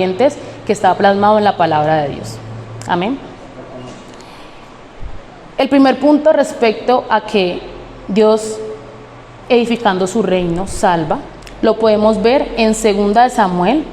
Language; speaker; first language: Spanish; native; Spanish